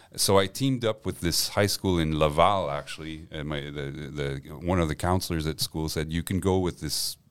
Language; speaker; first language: English; non-native, fluent; French